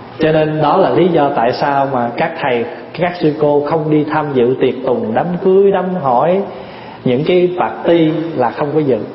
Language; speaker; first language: Vietnamese; early bilingual, heritage; Vietnamese